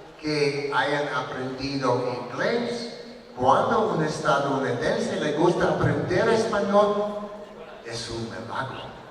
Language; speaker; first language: Spanish; non-native, learner; English